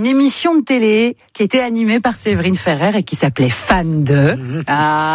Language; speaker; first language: French; native; French